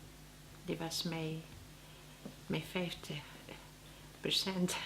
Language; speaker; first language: Dutch; non-native, learner; Spanish